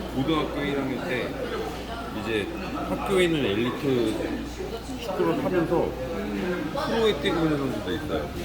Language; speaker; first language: Korean; native; Korean